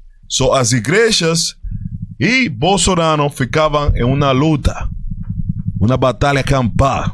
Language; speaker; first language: Portuguese; non-native, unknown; Spanish